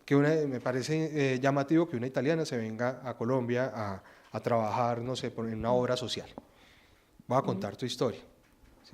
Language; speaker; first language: Spanish; native; Spanish